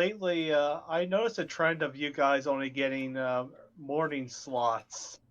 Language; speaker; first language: English; native; English